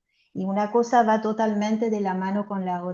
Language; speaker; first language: Spanish; non-native, fluent; French